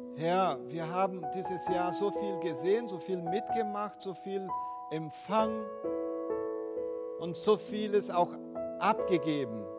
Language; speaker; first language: German; non-native, fluent; Portuguese